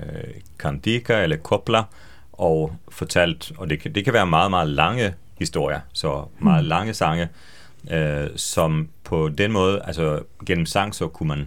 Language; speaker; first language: Danish; non-native, fluent; Hebrew